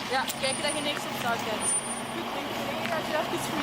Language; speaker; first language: Dutch; native; Dutch